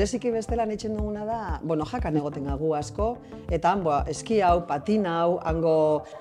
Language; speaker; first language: Basque; native; Basque